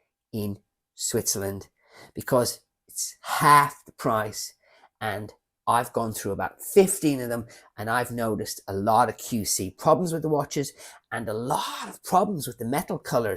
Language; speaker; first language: English; native; English